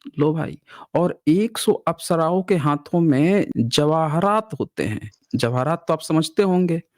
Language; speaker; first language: Hindi; native; Hindi